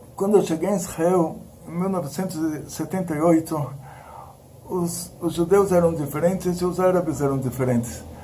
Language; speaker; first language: Portuguese; early bilingual, other home language; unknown